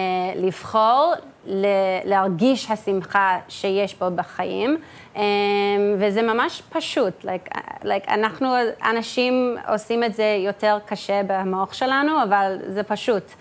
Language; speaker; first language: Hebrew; early bilingual, heritage; English